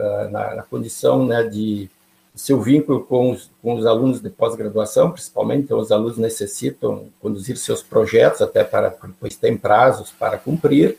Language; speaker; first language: Portuguese; native; Portuguese